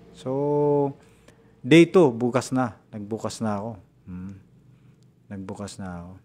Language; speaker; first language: Filipino; non-native, local second language; Cebuano